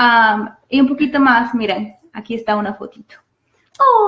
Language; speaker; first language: Spanish; non-native, fluent; English